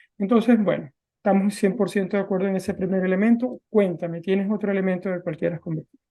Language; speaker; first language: Spanish; native; Spanish